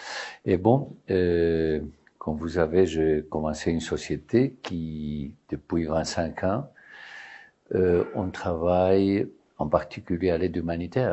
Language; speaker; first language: French; non-native, learner; Spanish